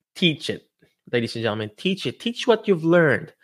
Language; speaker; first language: English; non-native, local second language; Filipino